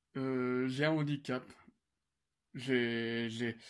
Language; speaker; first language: French; native; French